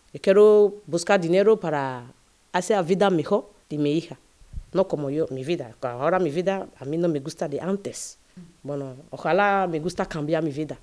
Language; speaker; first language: Spanish; non-native, learner; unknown